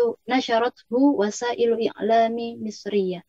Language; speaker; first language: Arabic; non-native, learner; Indonesian